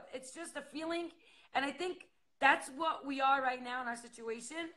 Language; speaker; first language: English; native; English